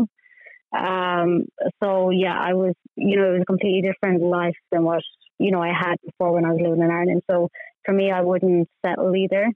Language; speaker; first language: English; native; English